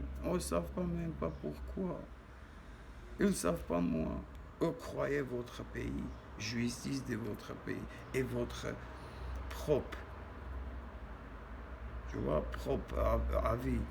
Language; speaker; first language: French; non-native, learner; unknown